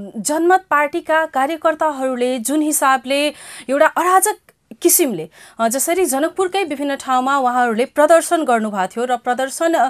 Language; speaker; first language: Nepali; non-native, local second language; Maithili